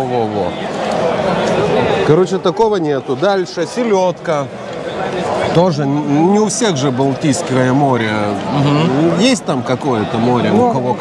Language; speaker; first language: Russian; non-native, local second language; Lithuanian